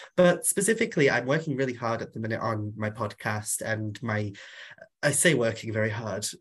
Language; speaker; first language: English; non-native, local second language; Welsh